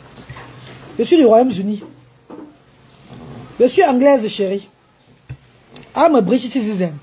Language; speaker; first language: French; non-native, local second language; Lingala